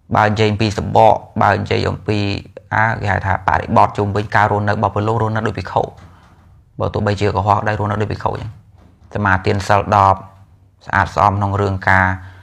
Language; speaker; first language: Khmer; native; Khmer